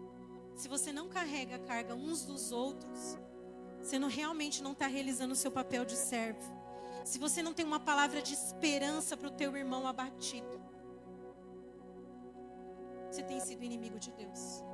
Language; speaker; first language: Portuguese; native; Portuguese